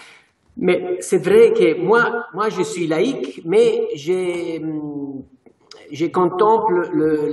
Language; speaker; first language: French; non-native, fluent; Italian